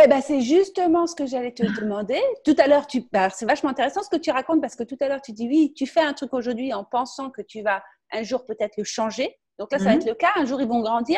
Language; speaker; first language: French; native; French